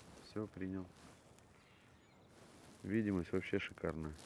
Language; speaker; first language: Russian; native; Russian